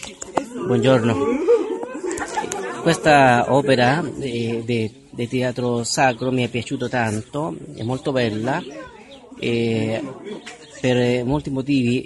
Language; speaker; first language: Italian; non-native, fluent; Spanish